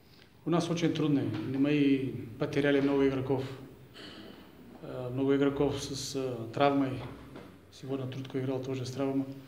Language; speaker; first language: Russian; non-native, learner; Bulgarian